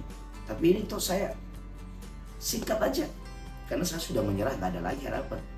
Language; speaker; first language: Indonesian; native; Indonesian